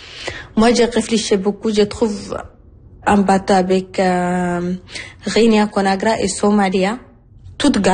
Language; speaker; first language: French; non-native, learner; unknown